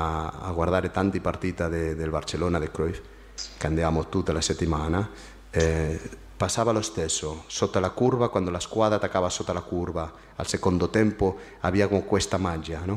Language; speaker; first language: Italian; non-native, fluent; Spanish